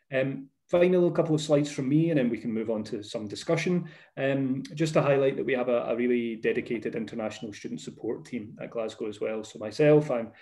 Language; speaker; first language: English; native; English